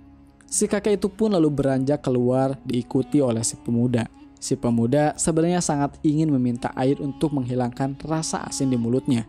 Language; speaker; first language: Indonesian; native; Indonesian